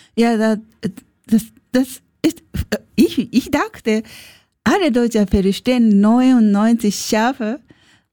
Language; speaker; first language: German; non-native, learner; Japanese